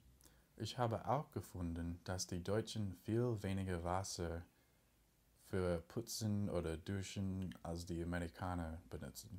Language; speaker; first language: German; non-native, learner; English